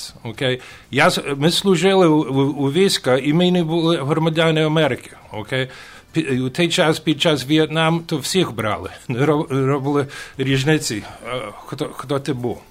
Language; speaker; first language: Ukrainian; early bilingual, heritage; Ukrainian